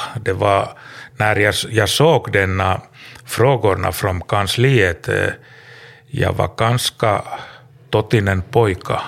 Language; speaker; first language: Swedish; non-native, learner; Finnish